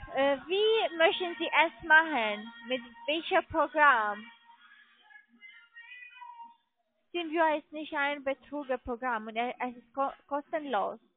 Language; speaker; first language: German; non-native, learner; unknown